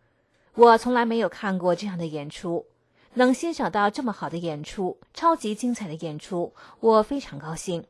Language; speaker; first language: Chinese; native; Chinese